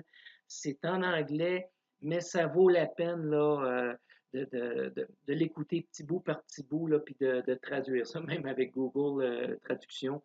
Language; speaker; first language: French; native; French